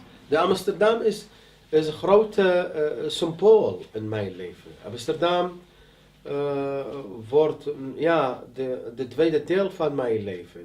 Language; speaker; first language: Dutch; non-native, learner; Arabic